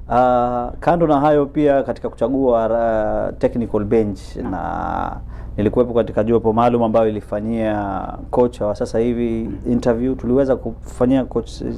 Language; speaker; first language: Swahili; native; Swahili